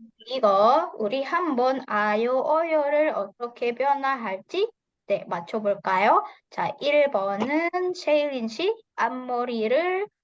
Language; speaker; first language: Korean; non-native, fluent; Indonesian